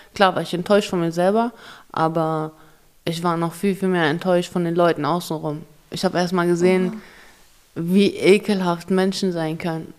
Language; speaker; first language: German; early bilingual, other home language; Russian